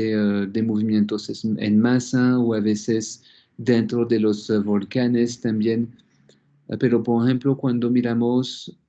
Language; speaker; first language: Spanish; non-native, fluent; French